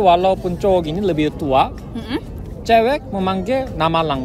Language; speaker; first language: Indonesian; non-native, fluent; Korean